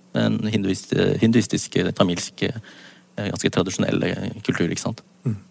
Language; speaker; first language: Norwegian; native; Norwegian